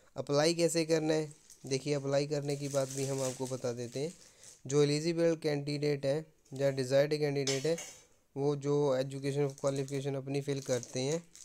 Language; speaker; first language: Hindi; non-native, local second language; Punjabi